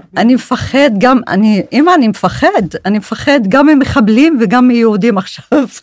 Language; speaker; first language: Hebrew; non-native, local second language; Arabic